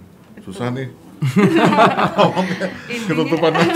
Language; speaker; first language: Indonesian; native; Indonesian